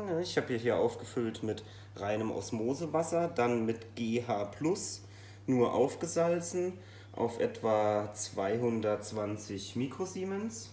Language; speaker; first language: German; native; German